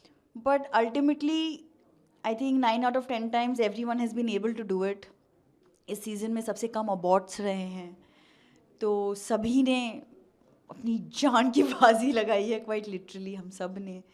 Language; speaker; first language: Hindi; native; Hindi